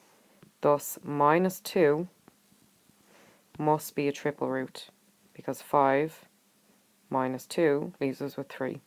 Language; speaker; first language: English; native; English